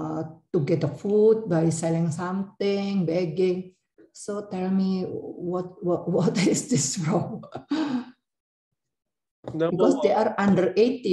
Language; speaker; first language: English; non-native, learner; Indonesian